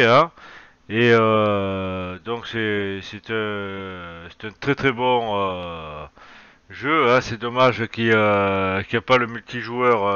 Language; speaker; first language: French; native; French